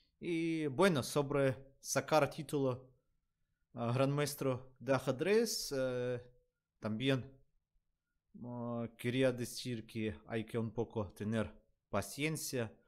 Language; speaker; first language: Spanish; non-native, learner; Russian